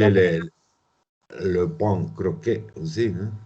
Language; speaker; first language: French; non-native, learner; Spanish